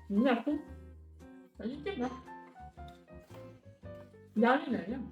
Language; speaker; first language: Korean; non-native, learner; Filipino